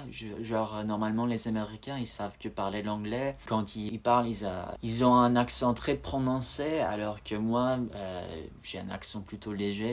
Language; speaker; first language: French; non-native, fluent; English